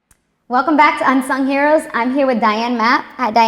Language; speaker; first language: English; native; English